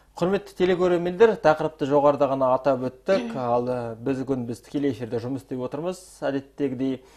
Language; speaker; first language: Kazakh; native; Kazakh